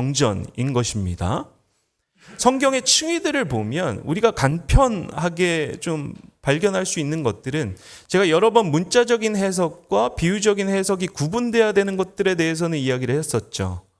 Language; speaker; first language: Korean; native; Korean